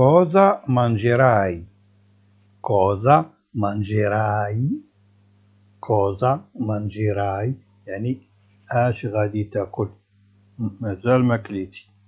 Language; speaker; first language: Italian; non-native, fluent; Arabic